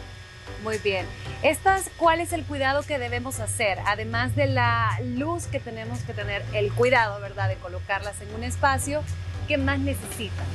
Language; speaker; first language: Spanish; native; Spanish